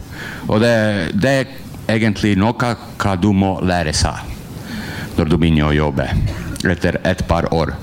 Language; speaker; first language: Norwegian; non-native, learner; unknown